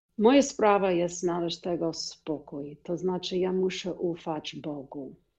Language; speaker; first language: Polish; non-native, learner; English